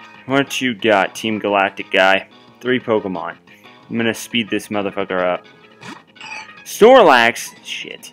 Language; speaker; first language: English; native; English